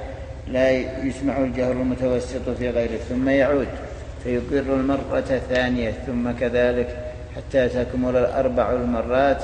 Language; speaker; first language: Arabic; native; Arabic